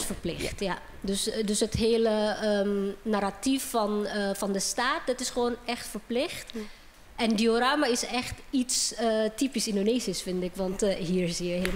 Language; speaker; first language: Dutch; non-native, fluent; Indonesian